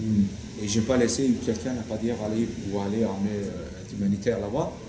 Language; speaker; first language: French; non-native, learner; Turkish